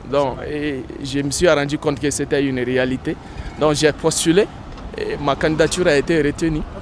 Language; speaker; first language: French; non-native, local second language; Bambara